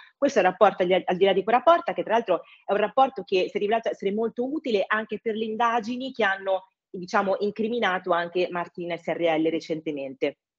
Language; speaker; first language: Italian; early bilingual, other home language; English